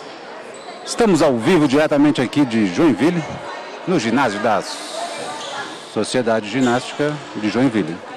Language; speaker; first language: Portuguese; native; Portuguese